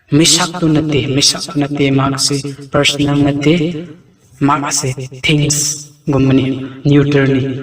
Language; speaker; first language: Manipuri; non-native, local second language; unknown